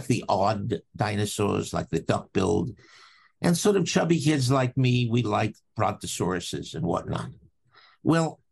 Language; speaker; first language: English; native; English